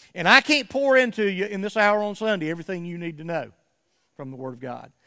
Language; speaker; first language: English; native; English